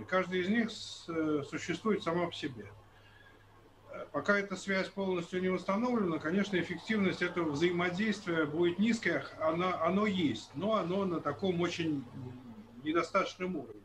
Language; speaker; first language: Russian; native; Russian